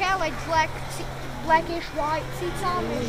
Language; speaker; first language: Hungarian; early bilingual, heritage; Hungarian